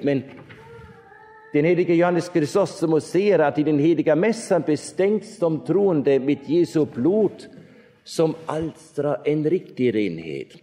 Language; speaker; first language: Swedish; non-native, fluent; German